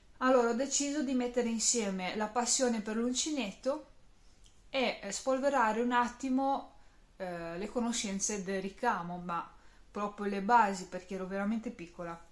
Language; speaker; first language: Italian; non-native, fluent; Romanian